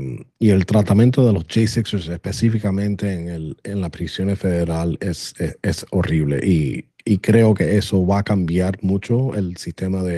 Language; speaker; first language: Spanish; early bilingual, other home language; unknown